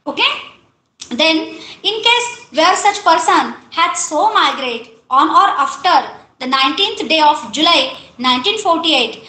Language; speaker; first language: English; non-native, local second language; Marathi